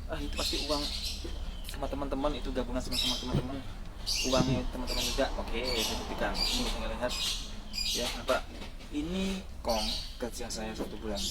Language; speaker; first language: Indonesian; native; Indonesian